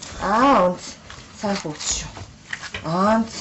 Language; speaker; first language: Mongolian; non-native, learner; Japanese